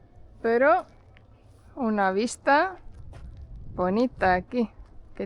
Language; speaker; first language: Spanish; non-native, fluent; Portuguese